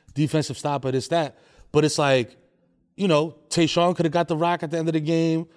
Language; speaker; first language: English; native; English